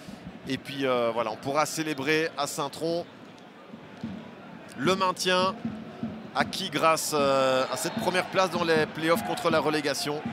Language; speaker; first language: French; native; French